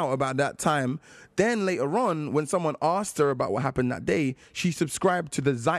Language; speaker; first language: English; native; English